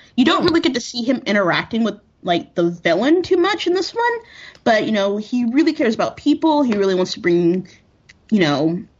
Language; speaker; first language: English; native; English